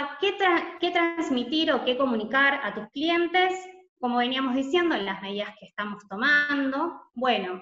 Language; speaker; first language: Spanish; native; Spanish